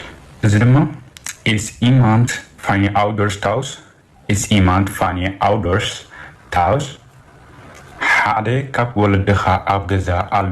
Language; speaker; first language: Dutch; non-native, fluent; Tigrinya